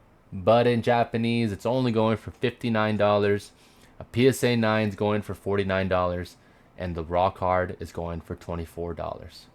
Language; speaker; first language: English; native; English